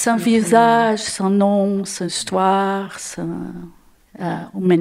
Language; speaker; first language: French; non-native, learner; Portuguese